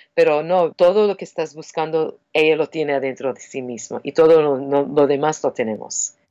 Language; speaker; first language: Spanish; non-native, fluent; English